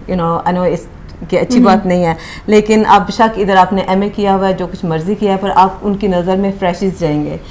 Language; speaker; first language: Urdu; early bilingual, heritage; Urdu